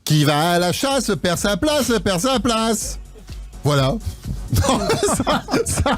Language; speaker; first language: French; native; French